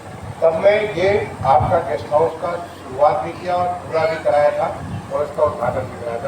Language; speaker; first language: Hindi; native; Hindi